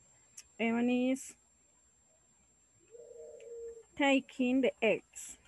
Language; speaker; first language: English; non-native, learner; Spanish